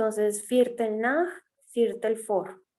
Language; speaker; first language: German; non-native, fluent; Spanish